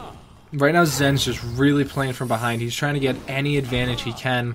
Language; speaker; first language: English; native; English